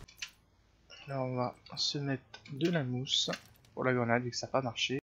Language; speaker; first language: French; native; French